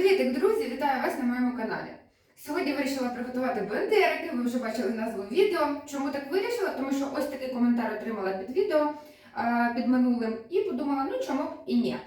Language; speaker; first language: Ukrainian; non-native, local second language; Russian